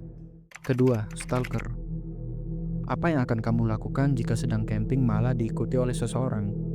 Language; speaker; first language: Indonesian; native; Indonesian